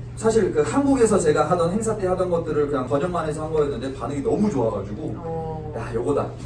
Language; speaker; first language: Korean; native; Korean